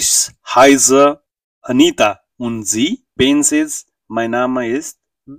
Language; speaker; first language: German; non-native, learner; Nepali